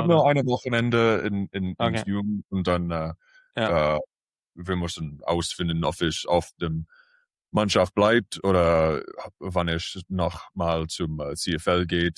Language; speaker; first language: German; early bilingual, heritage; English